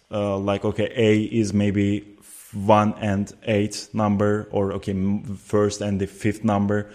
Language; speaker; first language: English; non-native, fluent; Turkish